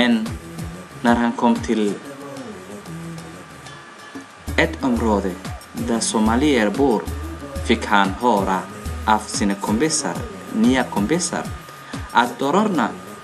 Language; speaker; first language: Swedish; non-native, learner; Somali